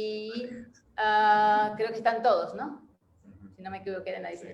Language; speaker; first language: Spanish; native; Spanish